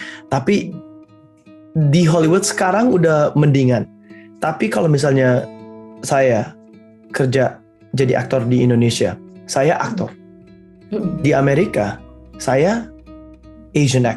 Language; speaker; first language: Indonesian; early bilingual, heritage; Indonesian